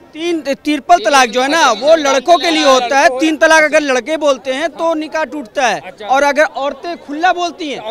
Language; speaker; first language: Hindi; non-native, local second language; Bangla